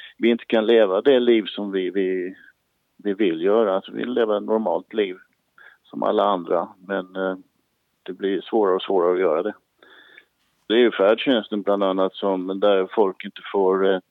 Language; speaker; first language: Swedish; native; Swedish